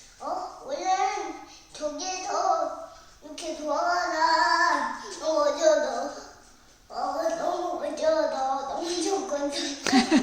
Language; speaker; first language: Korean; early bilingual, heritage; Korean